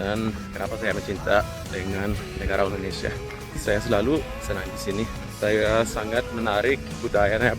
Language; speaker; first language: Indonesian; non-native, learner; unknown